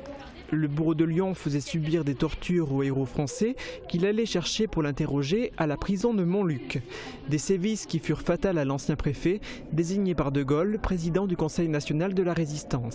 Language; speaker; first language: French; native; French